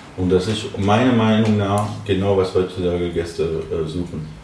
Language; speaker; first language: German; non-native, fluent; French